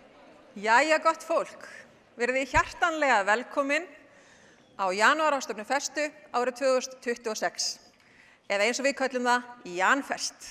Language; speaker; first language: Icelandic; native; Icelandic